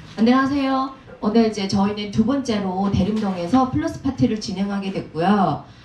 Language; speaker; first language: Korean; native; Korean